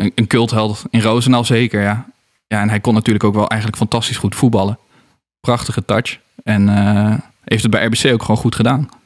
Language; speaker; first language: Dutch; native; Dutch